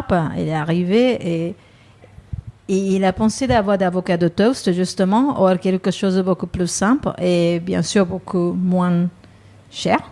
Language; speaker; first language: French; non-native, fluent; Japanese